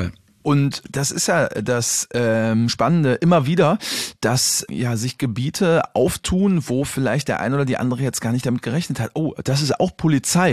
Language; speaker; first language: German; native; German